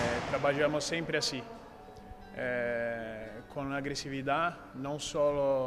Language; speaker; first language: Spanish; non-native, learner; Portuguese